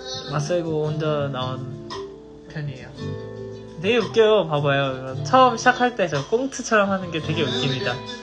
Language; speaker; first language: Korean; native; Korean